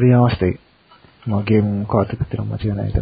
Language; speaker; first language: Japanese; native; Japanese